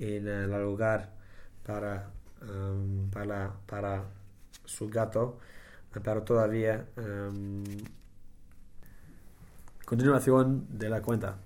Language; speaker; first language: Spanish; non-native, learner; English